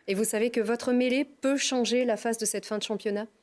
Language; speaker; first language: French; native; French